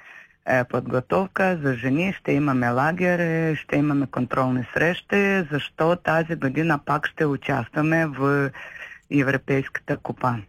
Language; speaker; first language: Bulgarian; non-native, learner; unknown